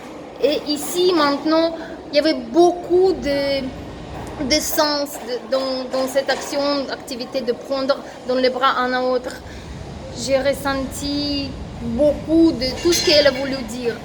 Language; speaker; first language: French; non-native, fluent; Russian